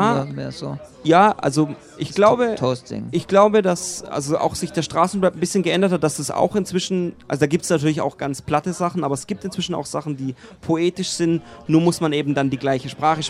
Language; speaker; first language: German; native; German